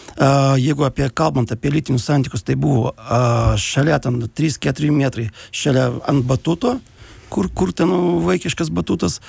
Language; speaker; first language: Lithuanian; non-native, local second language; Russian